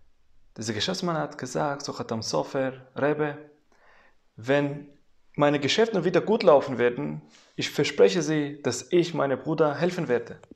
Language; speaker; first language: German; non-native, fluent; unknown